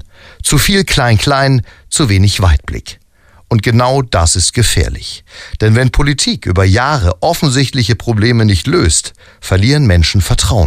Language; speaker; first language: German; native; German